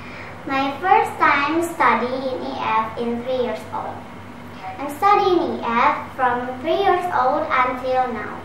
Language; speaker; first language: English; non-native, learner; Indonesian